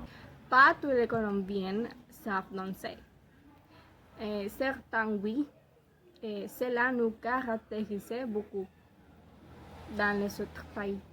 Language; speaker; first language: French; non-native, learner; Spanish